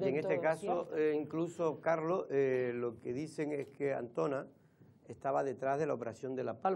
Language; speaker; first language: Spanish; native; Spanish